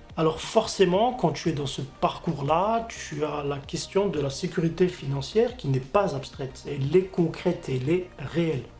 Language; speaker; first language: French; non-native, fluent; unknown